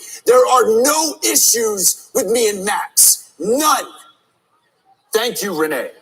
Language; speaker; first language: English; native; English